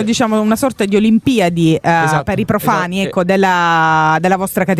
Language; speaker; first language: Italian; native; Italian